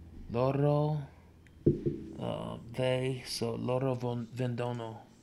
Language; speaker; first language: Italian; non-native, learner; English